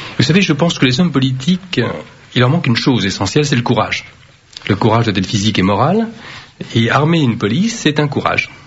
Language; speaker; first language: French; early bilingual, other home language; Vietnamese